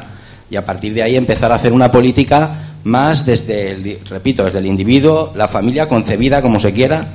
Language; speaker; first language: Spanish; native; Spanish